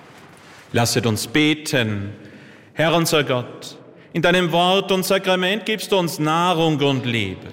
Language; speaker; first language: German; native; German